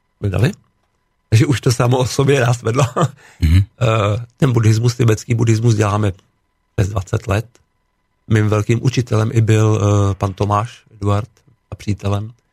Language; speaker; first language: Czech; native; Czech